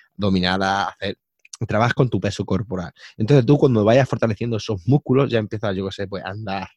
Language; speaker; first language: Spanish; native; Spanish